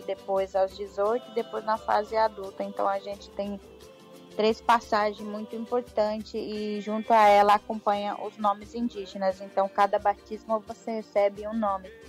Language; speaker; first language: Portuguese; non-native, local second language; Guarani